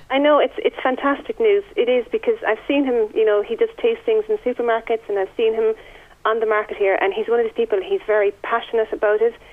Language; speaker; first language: English; native; English